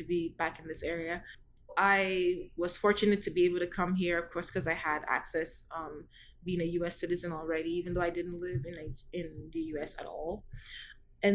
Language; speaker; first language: English; non-native, local second language; Igbo